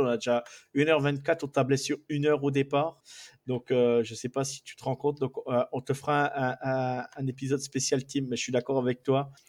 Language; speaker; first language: French; native; French